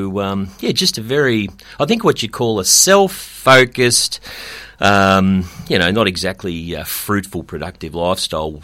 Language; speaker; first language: English; native; English